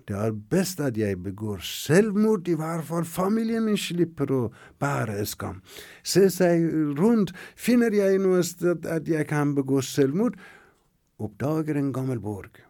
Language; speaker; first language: Norwegian; non-native, fluent; Persian